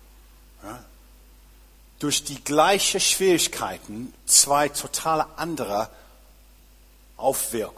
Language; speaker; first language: German; non-native, fluent; English